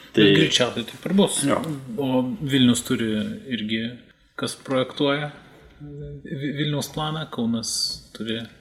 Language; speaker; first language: Lithuanian; native; Lithuanian